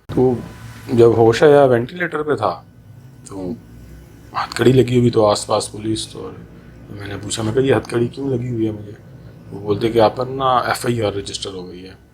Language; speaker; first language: Urdu; non-native, local second language; Punjabi